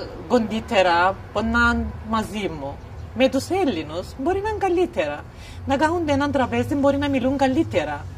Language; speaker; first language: Greek; non-native, local second language; Turkish